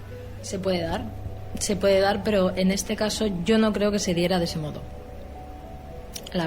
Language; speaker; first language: Spanish; native; Spanish